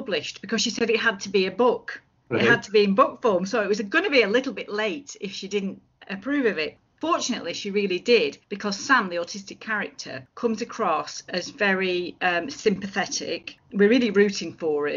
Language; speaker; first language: English; native; English